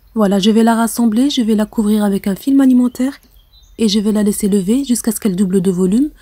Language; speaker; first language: French; non-native, local second language; Arabic